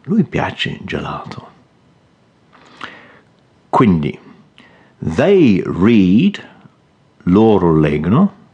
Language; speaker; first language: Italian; non-native, fluent; English